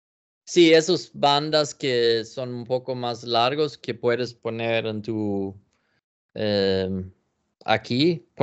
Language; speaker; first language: Spanish; non-native, learner; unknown